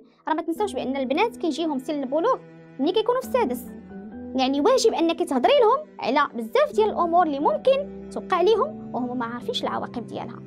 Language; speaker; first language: Arabic; native; Arabic